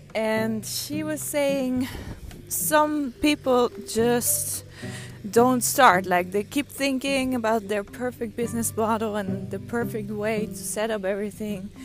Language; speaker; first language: English; non-native, fluent; Dutch